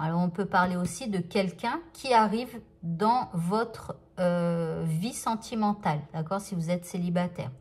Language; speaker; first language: French; native; French